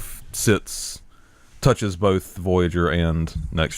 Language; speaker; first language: English; native; English